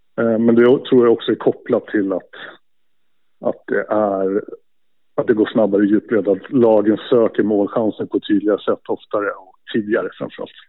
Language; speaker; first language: Swedish; native; Swedish